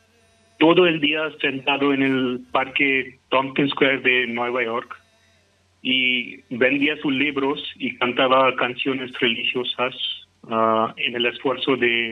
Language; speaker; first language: Spanish; non-native, fluent; Hindi